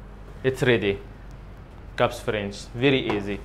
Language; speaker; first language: English; non-native, learner; Arabic